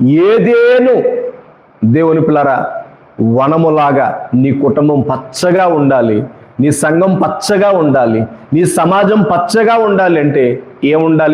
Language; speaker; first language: Telugu; native; Telugu